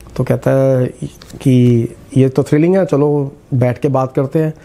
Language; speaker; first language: Hindi; native; Hindi